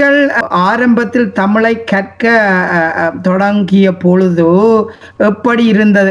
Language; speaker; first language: Tamil; native; Tamil